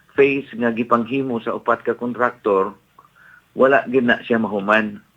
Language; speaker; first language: Cebuano; native; Cebuano